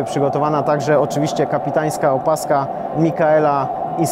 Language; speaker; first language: Polish; native; Polish